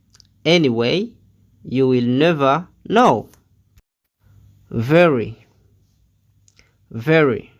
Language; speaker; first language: English; non-native, fluent; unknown